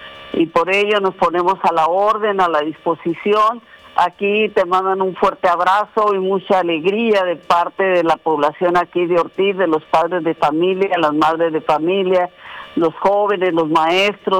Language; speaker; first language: Spanish; native; Spanish